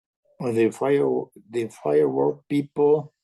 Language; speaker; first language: English; non-native, learner; Spanish